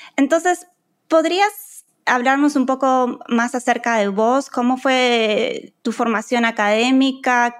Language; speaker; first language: Spanish; native; Spanish